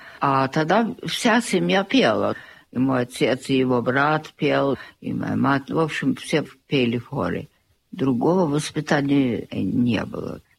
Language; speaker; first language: Russian; early bilingual, heritage; Russian